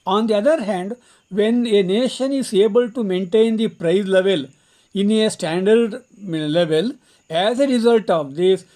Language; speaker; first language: English; non-native, local second language; Kannada